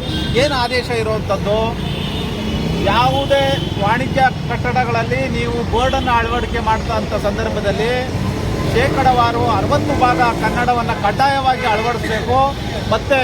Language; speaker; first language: Kannada; native; Kannada